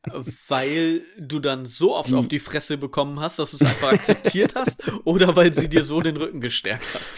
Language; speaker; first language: German; native; German